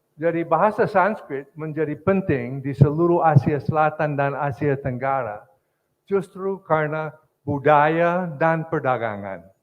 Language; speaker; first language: Malay; non-native, fluent; English